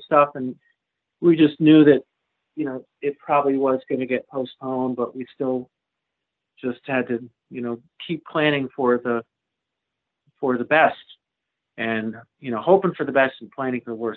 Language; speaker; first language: English; native; English